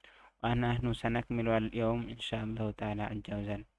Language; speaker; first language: Arabic; non-native, fluent; Bangla